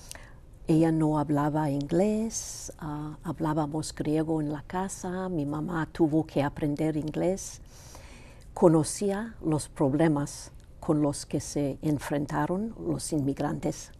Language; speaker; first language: Spanish; non-native, local second language; Greek